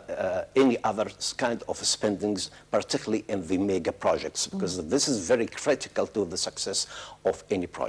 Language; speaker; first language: English; non-native, fluent; Arabic